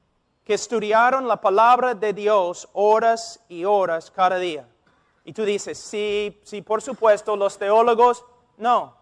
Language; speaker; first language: Spanish; non-native, fluent; English